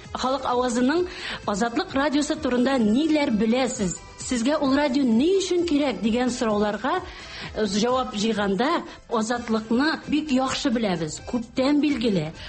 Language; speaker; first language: Tatar; native; Tatar